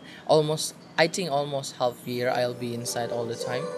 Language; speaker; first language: English; non-native, fluent; Indonesian